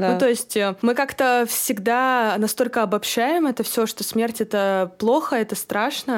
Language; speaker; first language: Russian; native; Russian